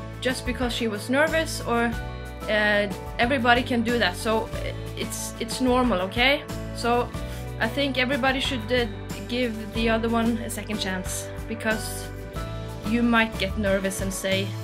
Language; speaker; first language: English; non-native, fluent; Norwegian